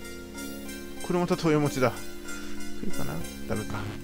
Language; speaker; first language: Japanese; native; Japanese